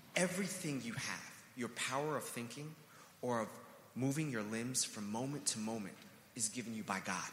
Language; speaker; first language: English; native; English